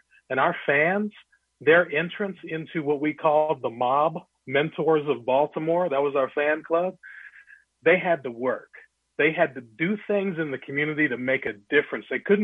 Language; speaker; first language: English; native; English